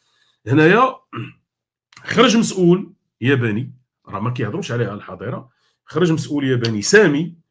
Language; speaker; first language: Arabic; native; Arabic